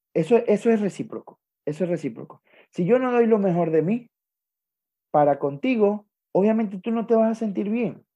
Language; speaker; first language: Spanish; native; Spanish